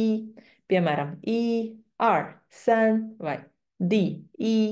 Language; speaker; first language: Latvian; non-native, fluent; Chinese